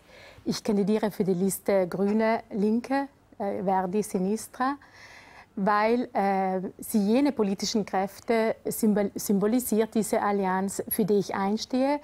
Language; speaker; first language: German; native; German